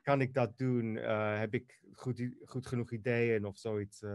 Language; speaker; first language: Dutch; non-native, fluent; Greek